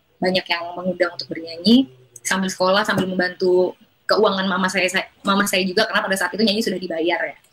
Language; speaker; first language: Indonesian; native; Indonesian